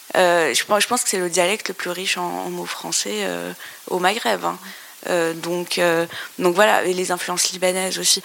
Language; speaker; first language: French; non-native, local second language; Arabic